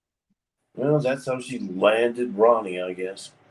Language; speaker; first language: English; native; English